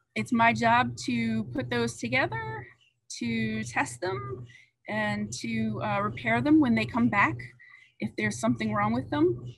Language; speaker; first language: English; native; English